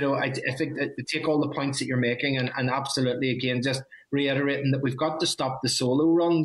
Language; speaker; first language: English; native; English